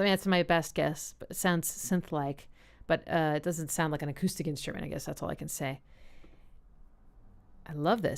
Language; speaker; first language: English; native; English